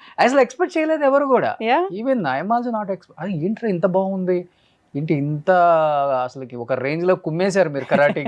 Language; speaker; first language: Telugu; native; Telugu